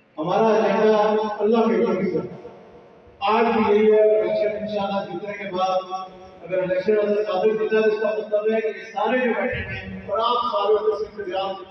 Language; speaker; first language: Urdu; non-native, local second language; Pahari-Potwari